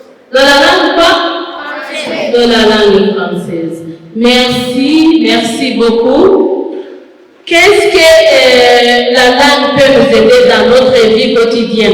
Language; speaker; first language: French; non-native, local second language; Kinyarwanda